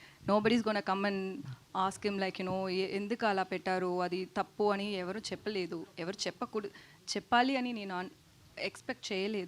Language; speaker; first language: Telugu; non-native, learner; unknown